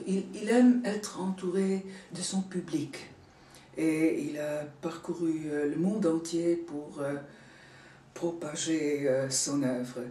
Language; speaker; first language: French; non-native, fluent; Dutch